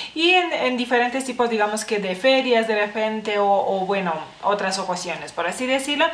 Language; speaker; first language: Spanish; non-native, fluent; Lithuanian